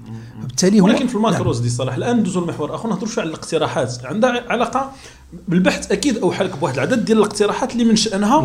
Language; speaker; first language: Arabic; native; Arabic